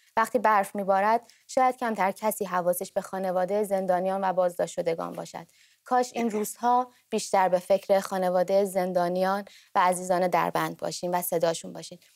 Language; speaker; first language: Persian; native; Persian